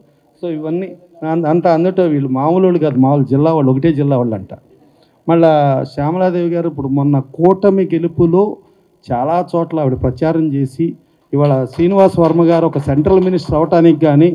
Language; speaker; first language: Telugu; native; Telugu